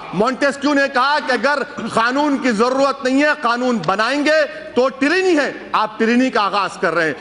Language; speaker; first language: Urdu; native; Urdu